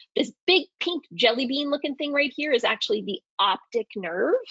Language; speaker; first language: English; native; English